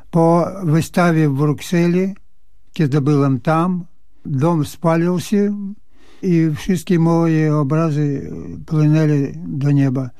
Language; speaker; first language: Polish; early bilingual, heritage; Polish